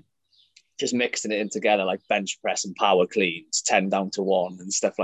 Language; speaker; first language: English; native; English